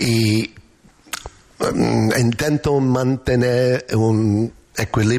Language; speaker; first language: Spanish; non-native, fluent; English